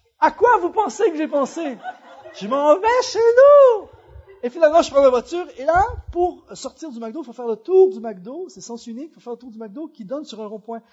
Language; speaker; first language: French; native; French